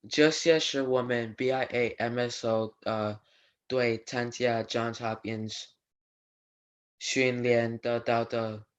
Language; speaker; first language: Chinese; non-native, learner; English